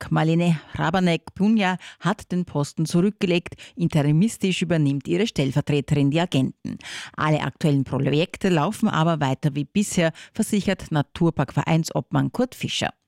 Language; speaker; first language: German; native; German